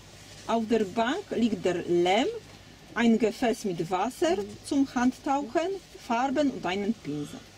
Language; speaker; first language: German; non-native, learner; Polish